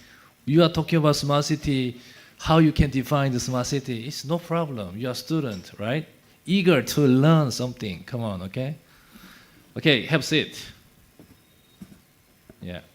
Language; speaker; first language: English; non-native, fluent; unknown